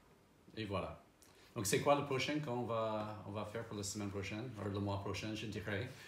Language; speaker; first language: French; non-native, fluent; English